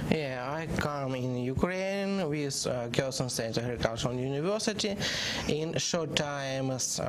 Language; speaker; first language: English; non-native, learner; Ukrainian